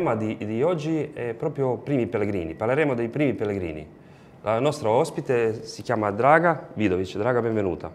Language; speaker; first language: Italian; non-native, fluent; Croatian